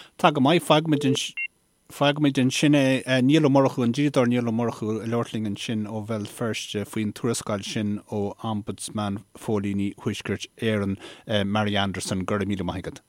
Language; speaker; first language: Irish; native; Irish